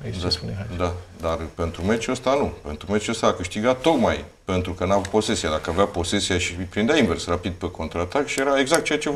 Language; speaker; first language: Romanian; native; Romanian